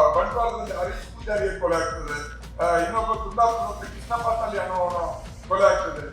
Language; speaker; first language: Kannada; non-native, local second language; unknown